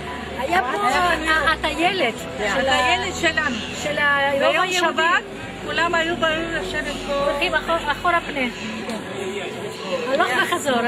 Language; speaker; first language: Hebrew; non-native, fluent; Ladino